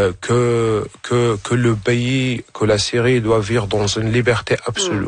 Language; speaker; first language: French; non-native, fluent; Arabic